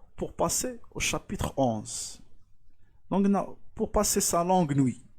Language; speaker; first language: French; non-native, local second language; Arabic